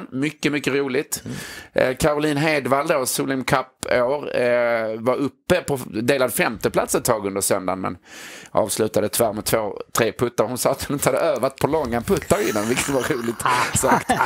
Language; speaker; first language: Swedish; native; Swedish